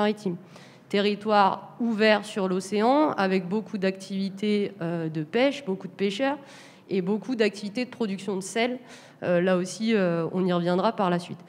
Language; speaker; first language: French; native; French